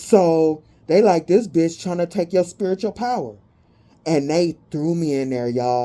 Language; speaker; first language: English; native; English